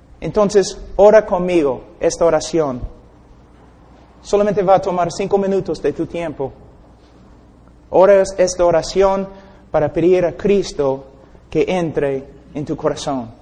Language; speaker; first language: Spanish; non-native, fluent; English